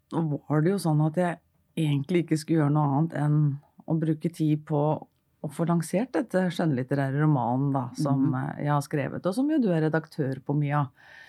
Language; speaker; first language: Norwegian; native; Norwegian